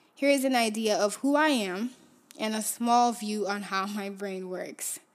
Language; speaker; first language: English; early bilingual, other home language; Haitian Creole